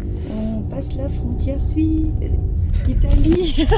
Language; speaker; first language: French; native; French